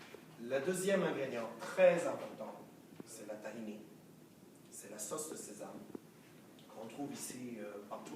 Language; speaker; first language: French; non-native, fluent; Hebrew